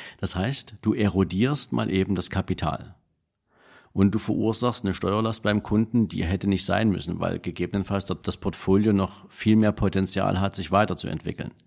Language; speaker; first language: German; native; German